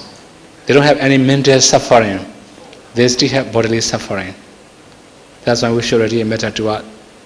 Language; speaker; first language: English; non-native, fluent; Burmese